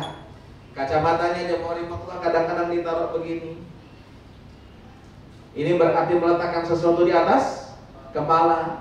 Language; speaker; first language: Indonesian; native; Indonesian